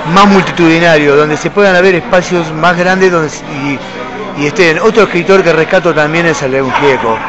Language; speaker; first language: Spanish; native; Spanish